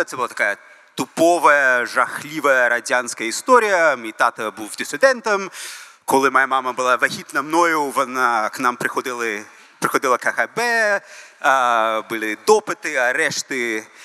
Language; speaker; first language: Ukrainian; early bilingual, heritage; Ukrainian